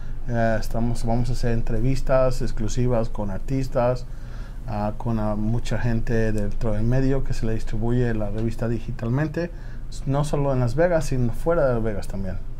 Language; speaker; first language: Spanish; native; Spanish